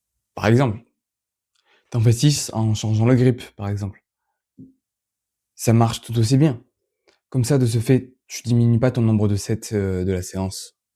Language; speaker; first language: French; native; French